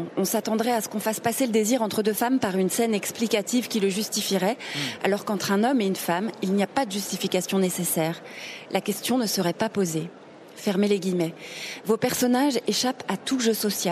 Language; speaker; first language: French; native; French